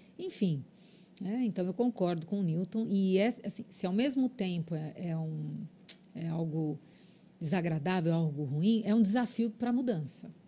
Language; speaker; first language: Portuguese; early bilingual, other home language; Spanish